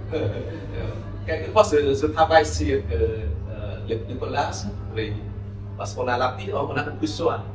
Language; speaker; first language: French; non-native, local second language; Khmer